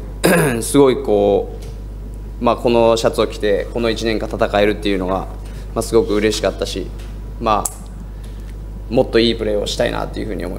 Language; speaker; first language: Japanese; native; Japanese